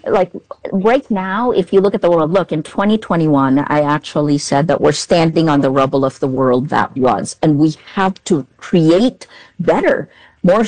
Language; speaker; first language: English; non-native, local second language; Filipino